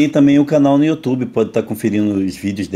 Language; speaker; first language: Portuguese; native; Portuguese